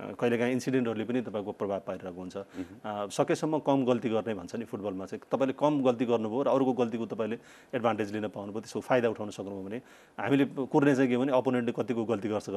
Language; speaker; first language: Nepali; native; Nepali